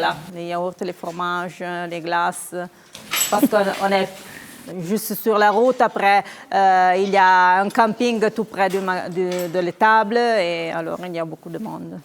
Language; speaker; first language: French; non-native, local second language; Italian